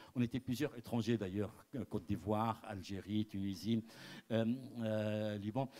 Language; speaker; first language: French; non-native, local second language; Arabic